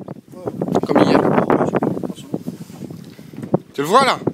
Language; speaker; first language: French; native; French